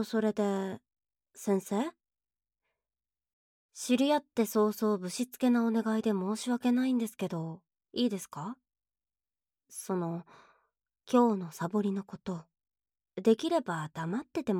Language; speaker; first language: Japanese; native; Japanese